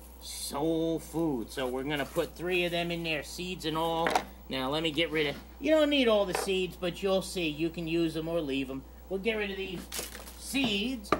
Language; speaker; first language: English; native; English